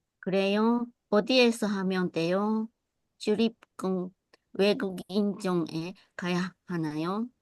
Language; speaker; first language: Korean; non-native, learner; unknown